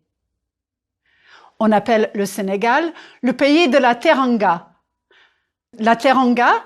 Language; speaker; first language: French; non-native, fluent; English